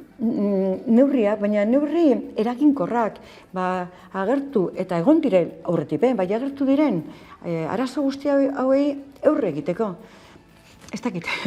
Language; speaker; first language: Basque; native; Basque